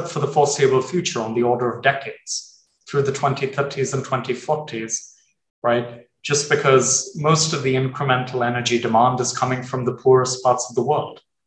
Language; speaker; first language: English; native; English